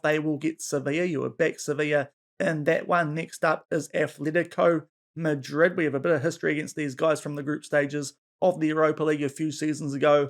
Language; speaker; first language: English; native; English